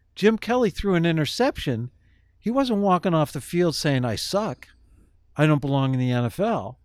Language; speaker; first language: English; native; English